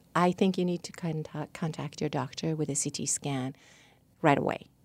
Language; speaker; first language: English; non-native, fluent; Persian